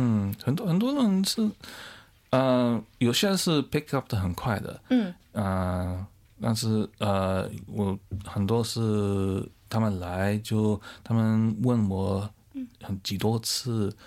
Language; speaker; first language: Chinese; early bilingual, heritage; Chinese